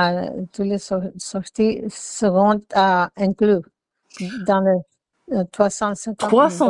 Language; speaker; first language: French; non-native, learner; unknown